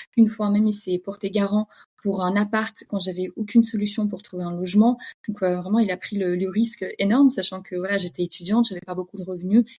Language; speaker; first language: French; non-native, fluent; Russian